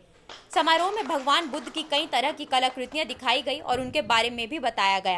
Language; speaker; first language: Hindi; native; Hindi